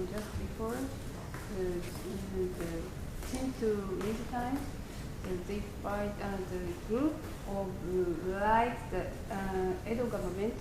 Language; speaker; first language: English; non-native, learner; Japanese